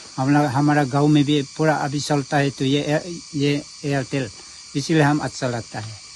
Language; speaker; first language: Hindi; non-native, local second language; Adi